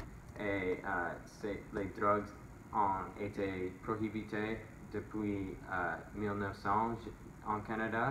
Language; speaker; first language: French; non-native, local second language; English